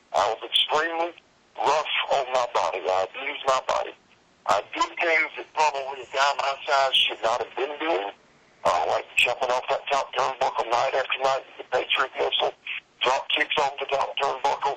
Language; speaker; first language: English; native; English